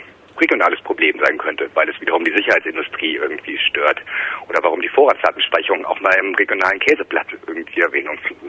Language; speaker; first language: German; native; German